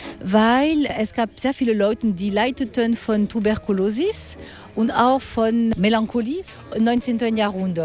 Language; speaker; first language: German; non-native, fluent; French